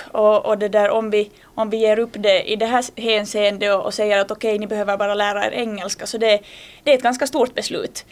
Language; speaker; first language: Swedish; native; Swedish